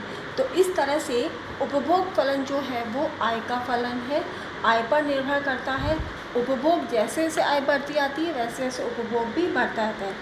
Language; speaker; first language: Hindi; native; Hindi